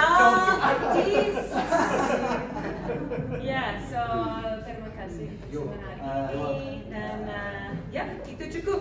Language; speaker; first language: Indonesian; non-native, learner; English